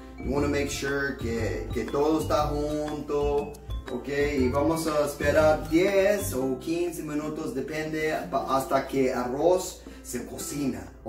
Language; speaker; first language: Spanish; early bilingual, heritage; Spanish